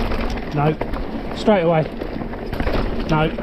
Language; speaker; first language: English; native; English